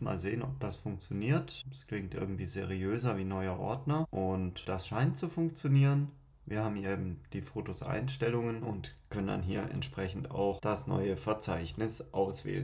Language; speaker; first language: German; native; German